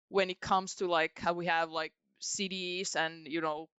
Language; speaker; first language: English; non-native, fluent; Finnish